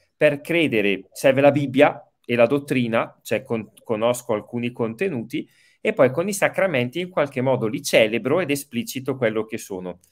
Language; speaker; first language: Italian; native; Italian